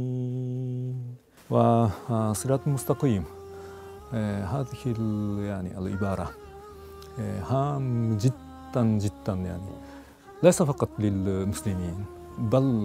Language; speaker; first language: Arabic; non-native, fluent; Japanese